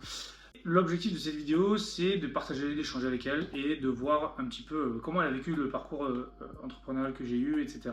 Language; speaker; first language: French; native; French